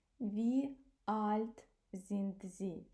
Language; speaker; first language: German; non-native, fluent; Ukrainian